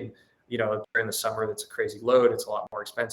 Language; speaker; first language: English; native; English